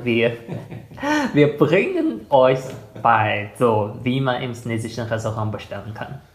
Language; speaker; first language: German; non-native, fluent; Chinese